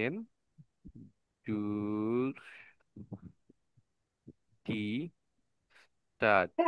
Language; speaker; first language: German; non-native, fluent; Bangla